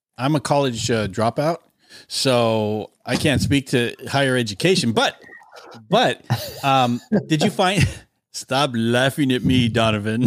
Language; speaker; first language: English; native; English